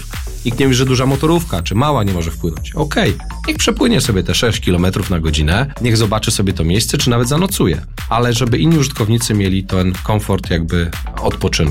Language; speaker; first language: Polish; native; Polish